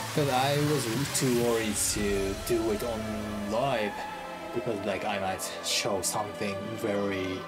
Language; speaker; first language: English; non-native, fluent; Japanese